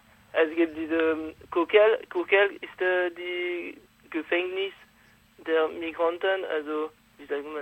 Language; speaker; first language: German; non-native, fluent; French